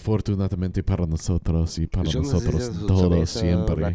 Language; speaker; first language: Spanish; non-native, learner; English